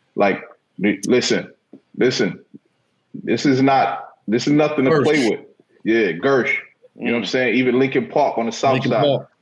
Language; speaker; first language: English; native; English